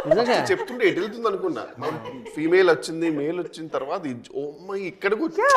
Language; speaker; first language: Telugu; native; Telugu